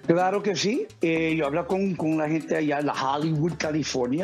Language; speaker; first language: Spanish; early bilingual, heritage; English